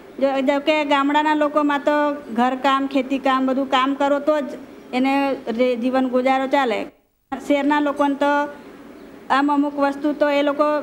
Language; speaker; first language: Gujarati; non-native, local second language; Rathawi